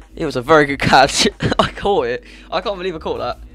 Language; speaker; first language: English; native; English